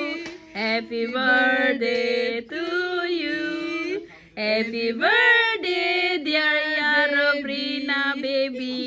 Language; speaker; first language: Hindi; non-native, local second language; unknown